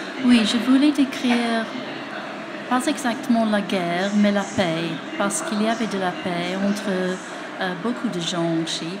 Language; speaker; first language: French; non-native, fluent; English